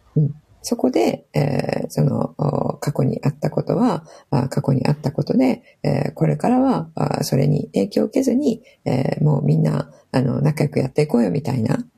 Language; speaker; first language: Japanese; native; Japanese